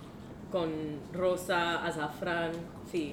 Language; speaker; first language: Spanish; non-native, learner; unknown